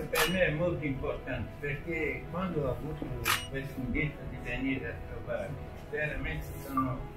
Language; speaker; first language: Italian; non-native, fluent; Spanish